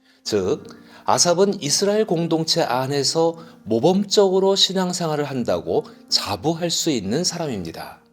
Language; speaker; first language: Korean; native; Korean